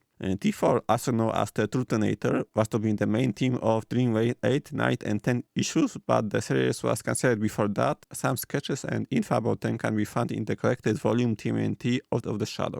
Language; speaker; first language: English; non-native, fluent; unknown